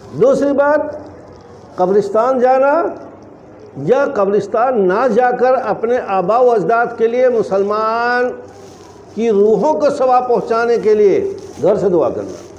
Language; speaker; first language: Urdu; native; Urdu